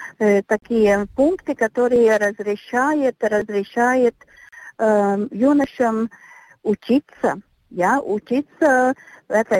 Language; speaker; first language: Russian; non-native, local second language; Latvian